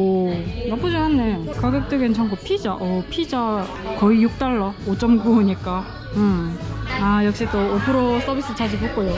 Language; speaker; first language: Korean; native; Korean